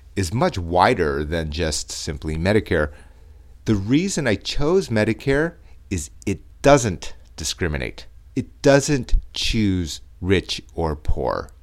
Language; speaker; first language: English; native; English